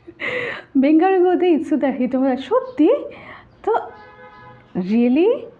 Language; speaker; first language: Japanese; non-native, learner; Bangla